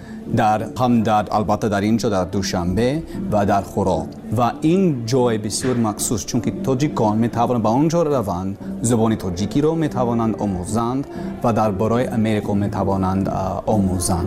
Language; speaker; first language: Persian; non-native, learner; English